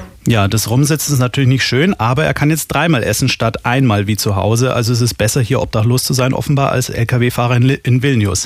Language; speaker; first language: German; native; German